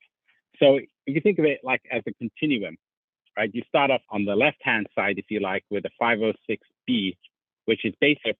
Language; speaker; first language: English; native; English